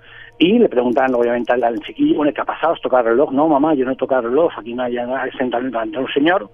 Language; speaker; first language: Spanish; native; Spanish